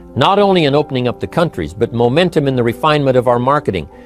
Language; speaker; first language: English; native; English